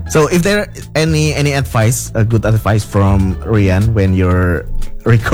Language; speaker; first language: English; non-native, fluent; Indonesian